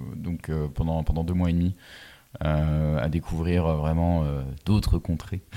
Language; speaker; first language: French; native; French